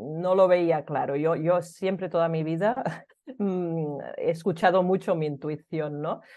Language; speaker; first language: Spanish; early bilingual, other home language; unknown